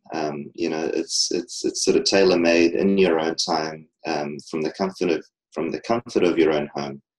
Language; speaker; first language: English; native; English